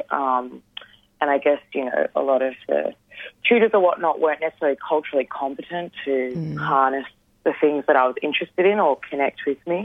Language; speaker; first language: English; native; English